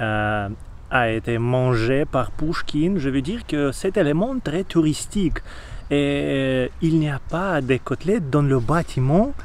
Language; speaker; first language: French; non-native, learner; Russian